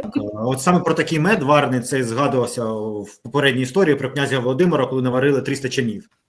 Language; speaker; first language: Ukrainian; native; Ukrainian